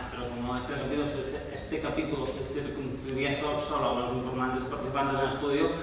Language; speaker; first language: Spanish; non-native, local second language; Catalan